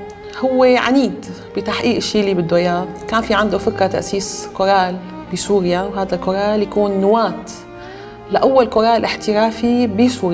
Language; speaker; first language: Arabic; native; Arabic